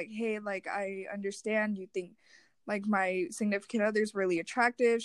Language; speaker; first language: English; non-native, fluent; Korean